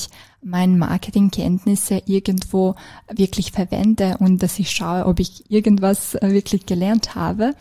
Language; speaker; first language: German; non-native, fluent; Serbian